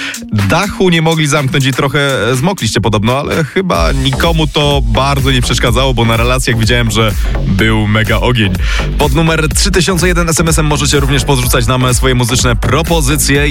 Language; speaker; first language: Polish; native; Polish